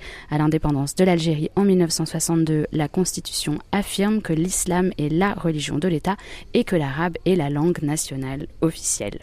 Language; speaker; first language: French; native; French